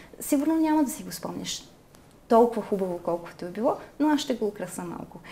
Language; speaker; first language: Bulgarian; early bilingual, heritage; Bulgarian